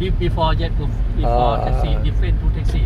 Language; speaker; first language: English; non-native, learner; Thai